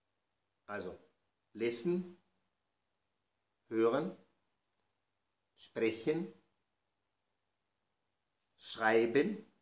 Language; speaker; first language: German; non-native, fluent; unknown